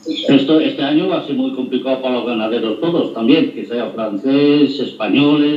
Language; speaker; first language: Spanish; non-native, fluent; French